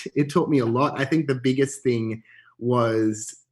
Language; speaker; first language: English; native; English